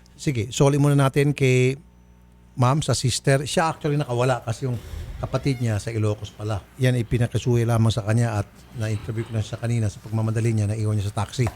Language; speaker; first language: Filipino; native; Filipino